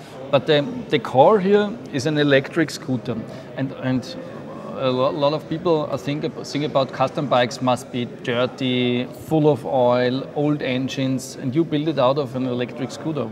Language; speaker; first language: English; non-native, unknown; German